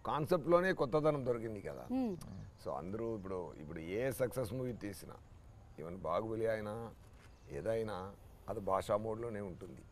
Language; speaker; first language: Telugu; non-native, learner; Tamil